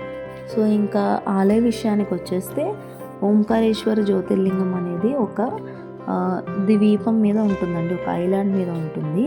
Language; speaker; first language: Telugu; native; Telugu